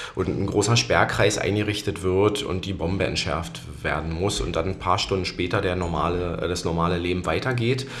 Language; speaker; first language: German; native; German